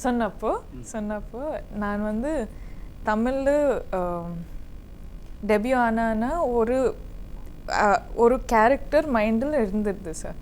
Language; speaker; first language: Tamil; non-native, learner; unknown